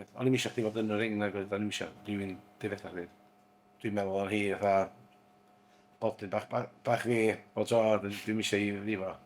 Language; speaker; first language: Welsh; native; Welsh